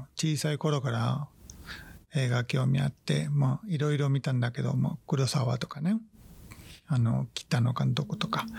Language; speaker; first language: Japanese; non-native, fluent; Spanish